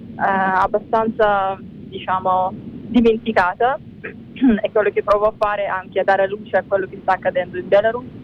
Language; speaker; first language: Italian; non-native, fluent; Russian